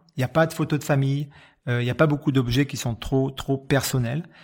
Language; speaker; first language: French; native; French